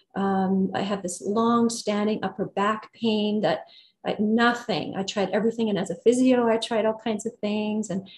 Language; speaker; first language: English; native; English